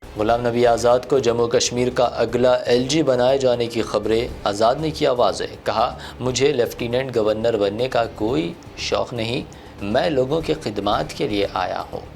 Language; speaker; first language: Urdu; native; Urdu